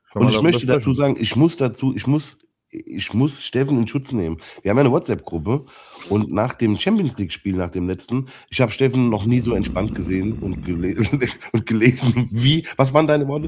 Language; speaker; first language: German; native; German